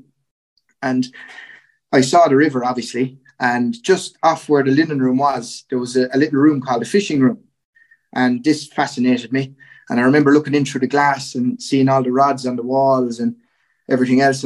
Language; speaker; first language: English; native; English